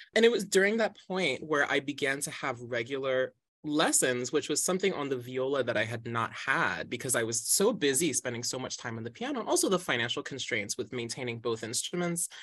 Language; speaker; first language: English; native; English